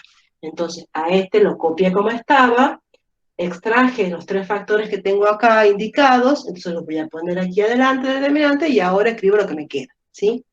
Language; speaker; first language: Spanish; native; Spanish